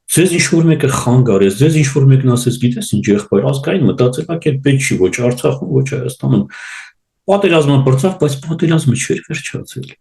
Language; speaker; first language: Armenian; native; Armenian